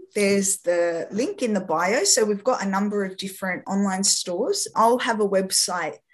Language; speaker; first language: English; non-native, local second language; French